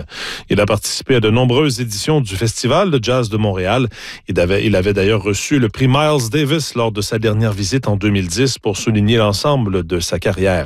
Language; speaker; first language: French; native; French